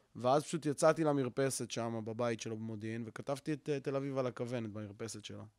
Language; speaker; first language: Hebrew; native; Hebrew